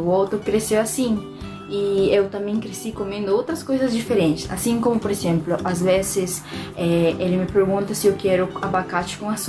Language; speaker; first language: Portuguese; non-native, fluent; Spanish